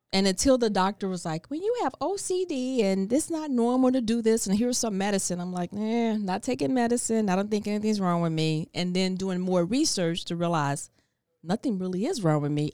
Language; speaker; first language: English; native; English